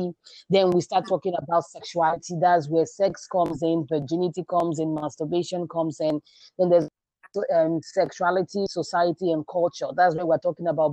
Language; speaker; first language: English; non-native, local second language; Igbo